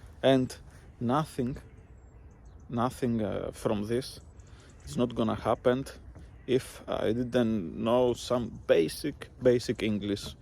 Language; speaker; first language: English; non-native, learner; Greek